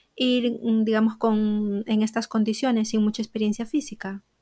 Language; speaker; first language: Spanish; native; Spanish